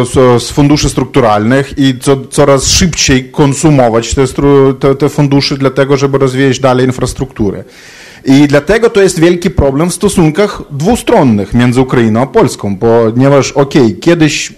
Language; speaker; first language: Polish; non-native, fluent; Ukrainian